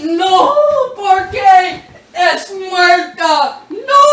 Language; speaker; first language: Spanish; non-native, learner; English